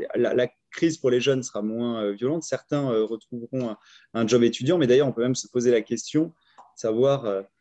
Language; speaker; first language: French; native; French